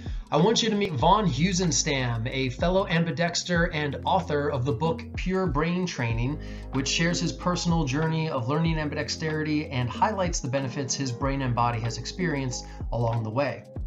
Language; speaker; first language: English; native; English